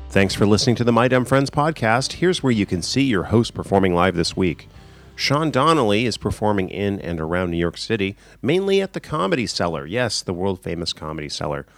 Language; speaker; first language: English; native; English